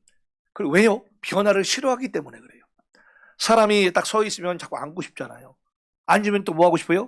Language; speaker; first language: Korean; native; Korean